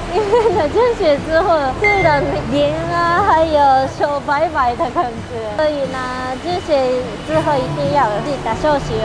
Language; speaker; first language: Chinese; non-native, learner; Japanese